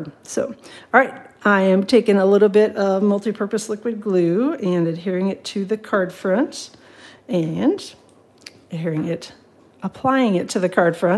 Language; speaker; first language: English; native; English